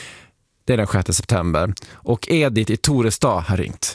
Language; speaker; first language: Swedish; native; Swedish